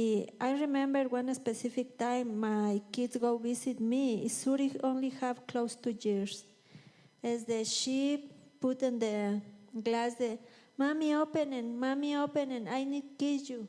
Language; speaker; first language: English; non-native, learner; Spanish